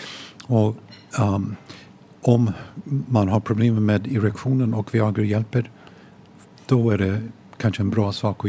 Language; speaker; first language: Swedish; non-native, fluent; English